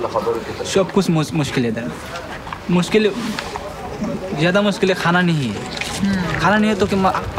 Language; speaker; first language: Hindi; non-native, local second language; Bangla